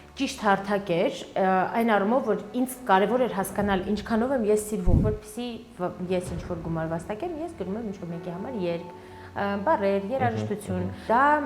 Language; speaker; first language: Armenian; early bilingual, heritage; Armenian